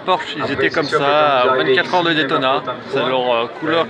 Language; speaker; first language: French; native; French